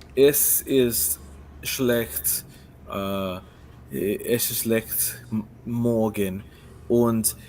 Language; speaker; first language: German; non-native, learner; English